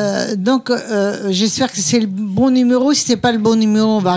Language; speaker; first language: French; native; French